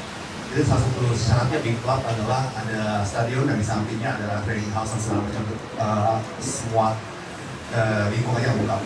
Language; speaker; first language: Indonesian; early bilingual, heritage; Japanese